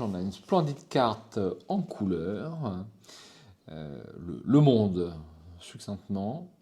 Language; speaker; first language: French; native; French